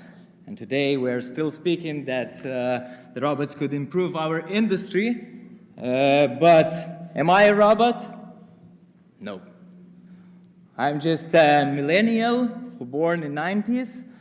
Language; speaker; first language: English; non-native, fluent; Lithuanian